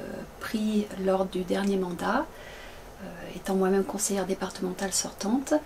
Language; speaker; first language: French; native; French